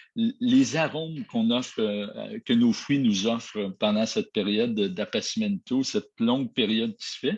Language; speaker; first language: French; native; French